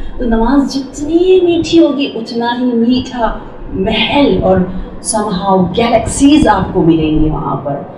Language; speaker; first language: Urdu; early bilingual, heritage; Urdu